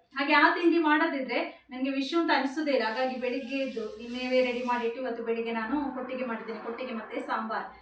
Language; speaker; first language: Kannada; native; Kannada